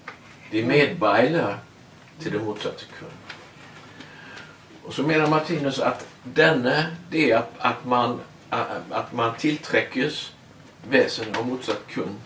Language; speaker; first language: Swedish; non-native, learner; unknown